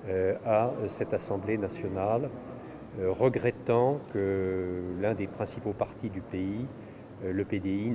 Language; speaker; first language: French; native; French